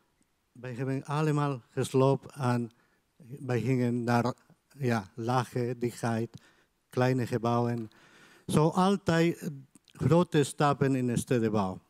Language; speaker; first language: Dutch; non-native, fluent; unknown